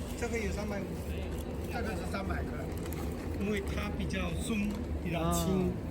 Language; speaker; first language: Chinese; native; Chinese